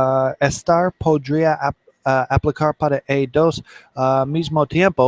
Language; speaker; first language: Spanish; non-native, learner; English